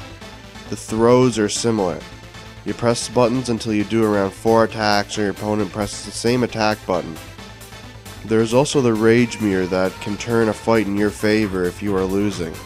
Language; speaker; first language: English; native; English